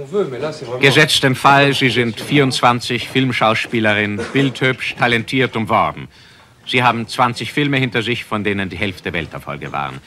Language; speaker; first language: German; native; German